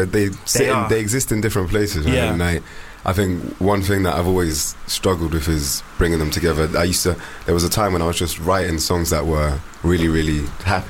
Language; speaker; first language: English; native; English